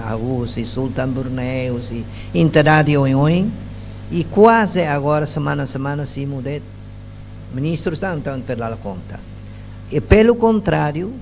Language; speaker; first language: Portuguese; non-native, local second language; Tetum